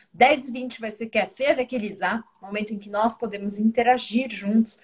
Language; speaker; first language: Portuguese; native; Portuguese